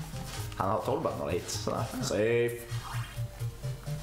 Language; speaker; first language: Swedish; native; Swedish